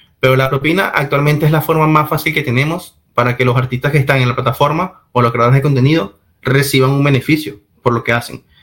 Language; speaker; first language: Spanish; native; Spanish